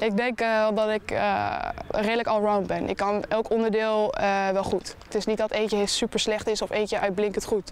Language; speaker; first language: Dutch; native; Dutch